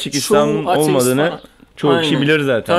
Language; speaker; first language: Turkish; native; Turkish